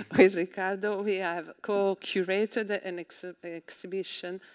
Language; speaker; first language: English; non-native, fluent; Italian